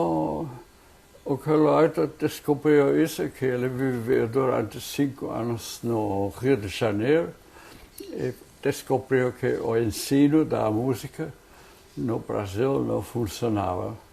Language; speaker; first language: Portuguese; non-native, fluent; German